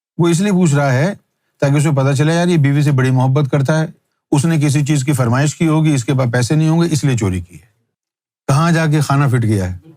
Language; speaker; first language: Urdu; native; Urdu